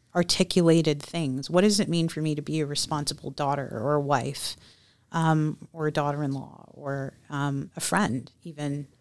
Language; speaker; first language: English; native; English